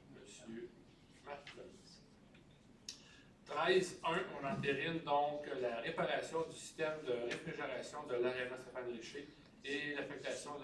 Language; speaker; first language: French; native; French